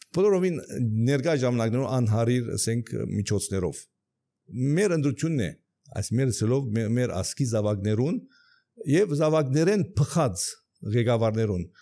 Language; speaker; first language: Armenian; native; Armenian